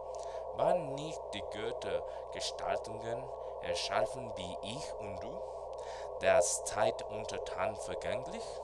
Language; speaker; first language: German; non-native, learner; Spanish